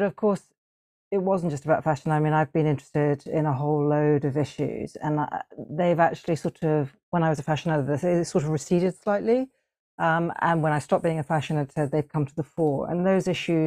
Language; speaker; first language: English; native; English